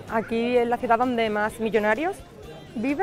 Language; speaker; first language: Spanish; native; Spanish